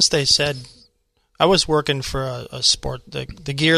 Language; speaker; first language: English; native; English